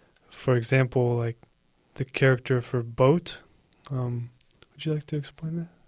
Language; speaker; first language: English; native; English